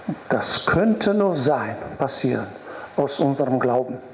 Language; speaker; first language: German; non-native, fluent; Polish